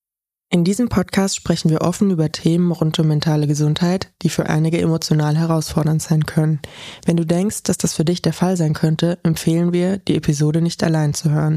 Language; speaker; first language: German; native; German